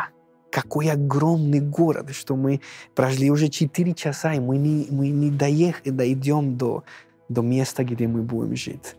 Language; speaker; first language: Russian; non-native, fluent; Spanish